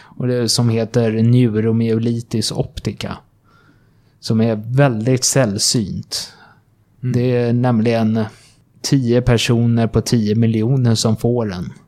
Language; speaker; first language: Swedish; native; Swedish